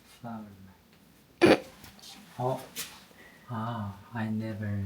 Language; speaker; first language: English; non-native, learner; Korean